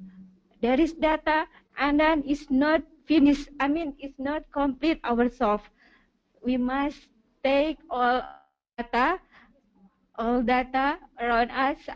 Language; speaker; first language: English; non-native, learner; Indonesian